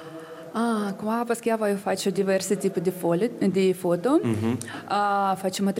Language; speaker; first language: Italian; non-native, learner; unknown